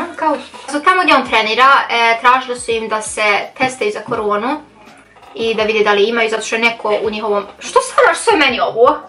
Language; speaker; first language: Bosnian; early bilingual, heritage; Bosnian